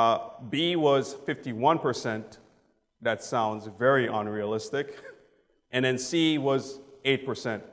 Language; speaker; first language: English; native; English